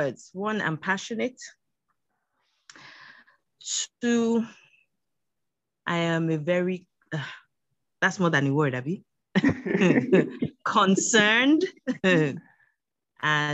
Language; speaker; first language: English; non-native, local second language; Yoruba